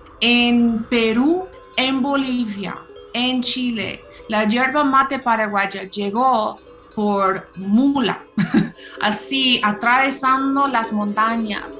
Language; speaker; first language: Spanish; non-native, fluent; English